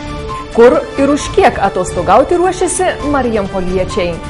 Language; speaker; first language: Lithuanian; native; Lithuanian